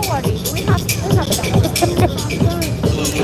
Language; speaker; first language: English; non-native, fluent; Spanish